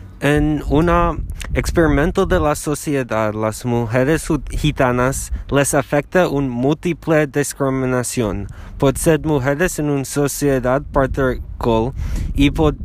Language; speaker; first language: Spanish; non-native, learner; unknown